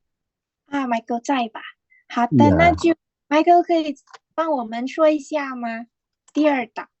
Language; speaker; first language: Chinese; non-native, fluent; Indonesian